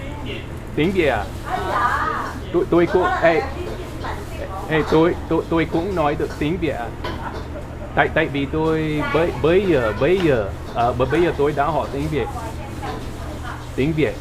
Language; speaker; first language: Vietnamese; non-native, learner; English